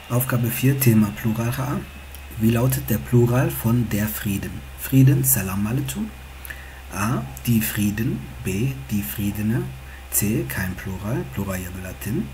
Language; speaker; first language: German; non-native, fluent; Tigrinya